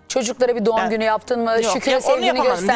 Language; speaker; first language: Turkish; native; Turkish